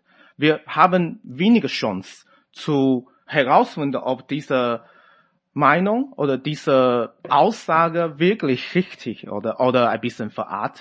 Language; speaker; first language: German; non-native, fluent; Chinese